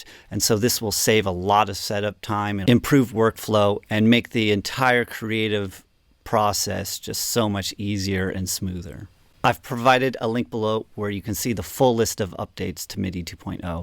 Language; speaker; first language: English; native; English